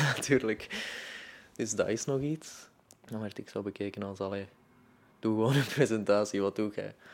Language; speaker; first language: Dutch; native; Dutch